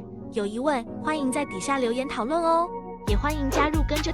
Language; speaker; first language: Chinese; native; Chinese